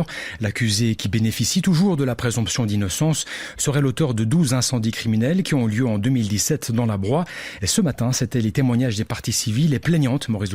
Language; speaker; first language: French; native; French